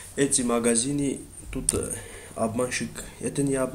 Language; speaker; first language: Russian; non-native, fluent; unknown